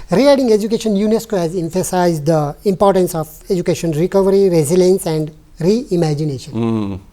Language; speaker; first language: English; non-native, local second language; Nepali